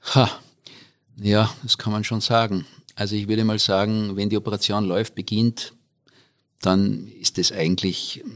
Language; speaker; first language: German; native; German